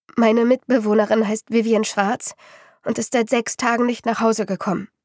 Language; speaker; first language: German; native; German